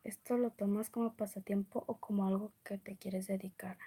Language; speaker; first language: Spanish; early bilingual, other home language; English